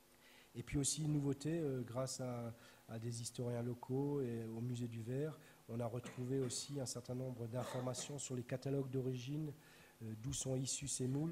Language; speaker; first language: French; native; French